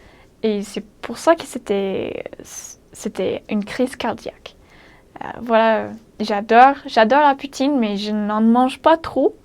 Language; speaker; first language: French; non-native, fluent; English